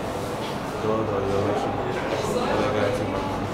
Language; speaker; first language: Japanese; non-native, learner; Chinese